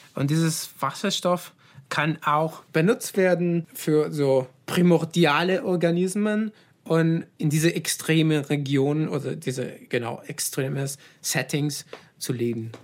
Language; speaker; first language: German; non-native, fluent; Italian